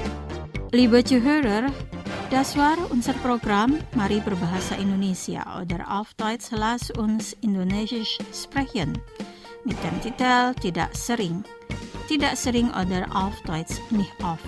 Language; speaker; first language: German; non-native, fluent; Indonesian